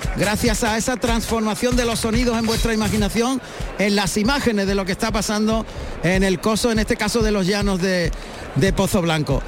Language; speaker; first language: Spanish; native; Spanish